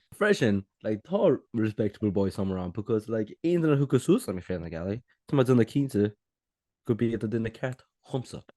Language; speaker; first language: Irish; native; Irish